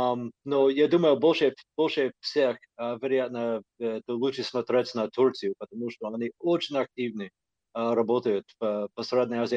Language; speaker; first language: Russian; non-native, fluent; English